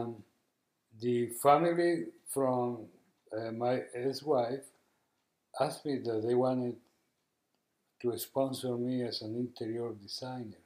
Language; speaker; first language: English; non-native, learner; Spanish